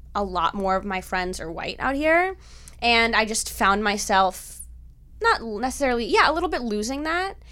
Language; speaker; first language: English; native; English